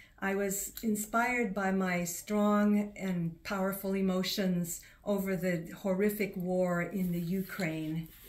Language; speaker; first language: English; native; English